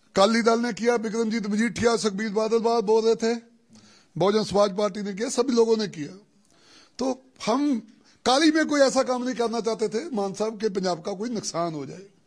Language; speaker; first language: Hindi; non-native, local second language; Punjabi